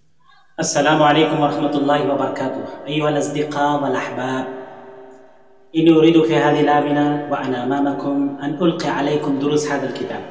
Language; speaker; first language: Arabic; non-native, fluent; Urdu